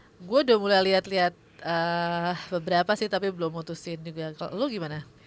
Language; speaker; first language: Indonesian; native; Indonesian